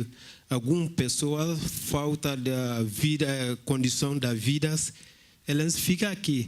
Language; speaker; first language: Portuguese; non-native, learner; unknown